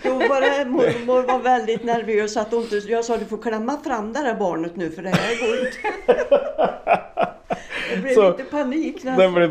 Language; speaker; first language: Swedish; native; Swedish